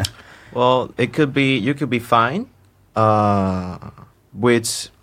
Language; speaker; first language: English; non-native, fluent; Spanish